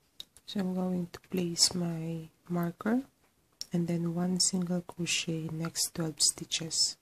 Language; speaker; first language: English; non-native, fluent; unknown